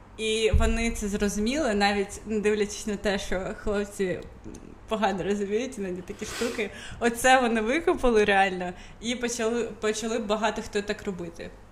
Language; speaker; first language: Ukrainian; non-native, local second language; Russian